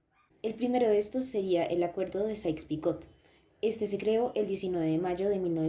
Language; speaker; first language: Spanish; native; Spanish